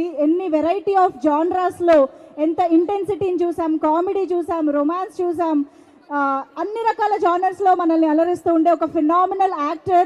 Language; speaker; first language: Telugu; native; Telugu